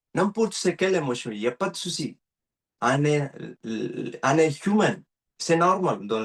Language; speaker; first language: French; non-native, learner; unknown